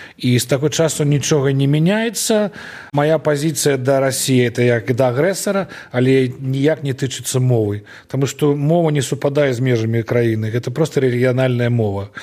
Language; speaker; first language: Belarusian; non-native, local second language; Russian